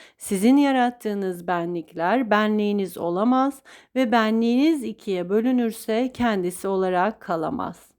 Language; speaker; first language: Turkish; native; Turkish